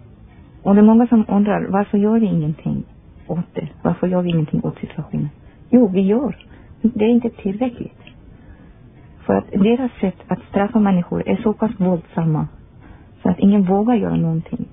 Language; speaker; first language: Swedish; non-native, fluent; Persian